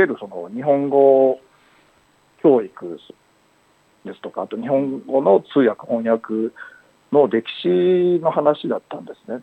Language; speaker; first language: Japanese; native; Japanese